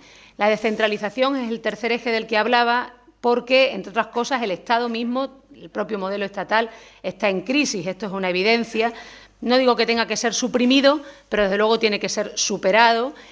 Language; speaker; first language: Spanish; native; Spanish